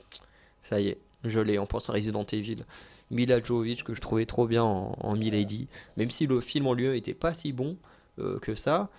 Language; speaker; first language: French; native; French